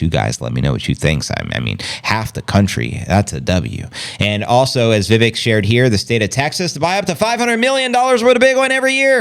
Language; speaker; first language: English; native; English